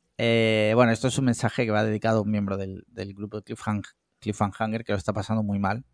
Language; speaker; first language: Spanish; native; Spanish